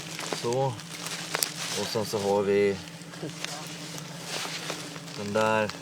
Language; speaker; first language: Swedish; native; Swedish